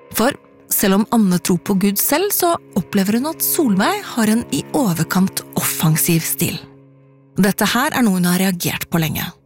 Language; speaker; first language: Norwegian; native; Norwegian